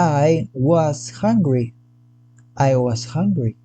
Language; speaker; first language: English; non-native, fluent; Spanish